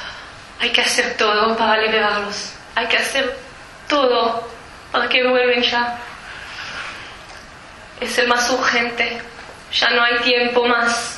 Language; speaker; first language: Spanish; early bilingual, heritage; Spanish